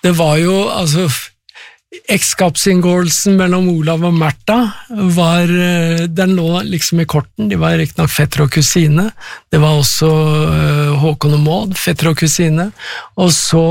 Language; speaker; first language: Norwegian; native; Norwegian